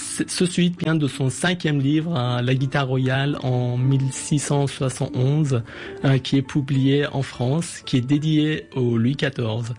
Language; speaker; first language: French; non-native, fluent; Persian